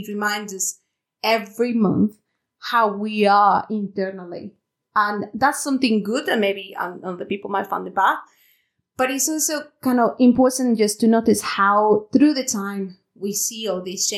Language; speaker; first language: English; non-native, fluent; Spanish